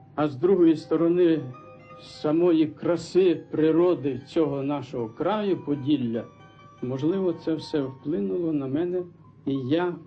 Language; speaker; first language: Ukrainian; native; Ukrainian